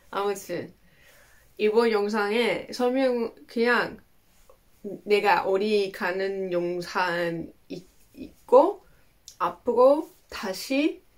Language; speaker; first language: Korean; non-native, learner; Dutch